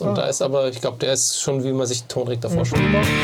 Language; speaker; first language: German; native; German